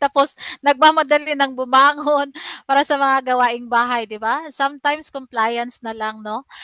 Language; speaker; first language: Filipino; non-native, local second language; Cebuano